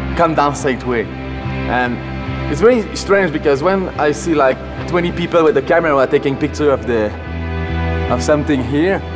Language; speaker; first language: English; non-native, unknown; French